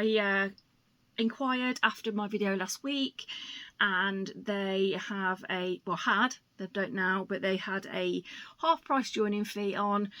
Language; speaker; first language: English; native; English